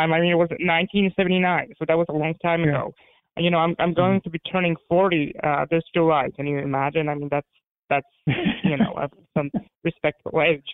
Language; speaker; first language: English; non-native, fluent; Polish